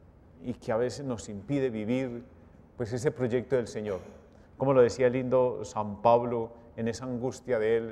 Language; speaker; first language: Spanish; native; Spanish